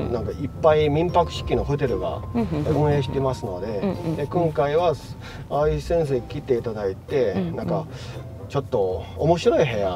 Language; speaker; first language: Japanese; non-native, fluent; Chinese